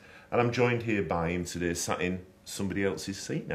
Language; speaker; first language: English; native; English